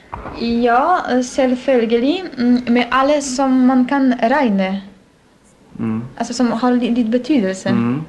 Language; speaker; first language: Norwegian; non-native, fluent; Polish